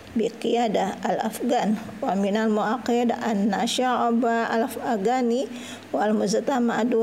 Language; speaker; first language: Arabic; non-native, learner; Indonesian